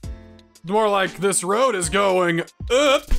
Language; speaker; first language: English; native; English